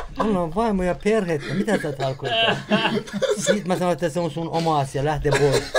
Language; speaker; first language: Finnish; non-native, fluent; Persian